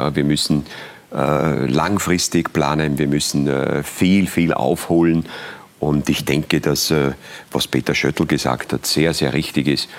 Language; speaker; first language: German; native; German